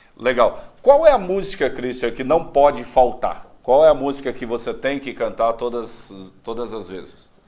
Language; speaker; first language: Portuguese; native; Portuguese